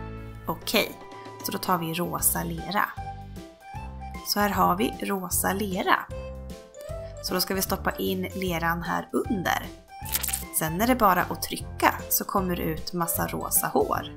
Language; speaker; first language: Swedish; native; Swedish